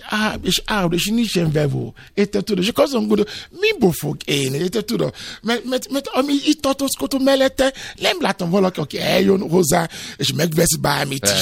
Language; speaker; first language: Hungarian; non-native, fluent; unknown